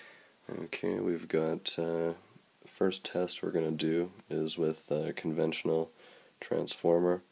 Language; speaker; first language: English; native; English